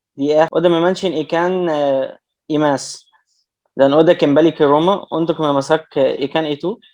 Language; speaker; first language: Indonesian; non-native, learner; Arabic